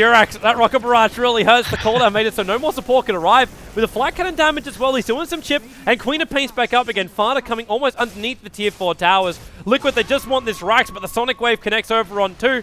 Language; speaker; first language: English; native; English